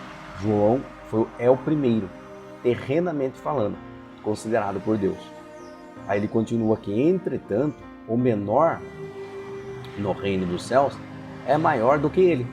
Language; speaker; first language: Portuguese; native; Portuguese